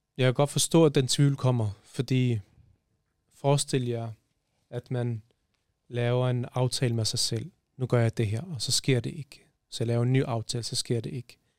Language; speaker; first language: Danish; early bilingual, other home language; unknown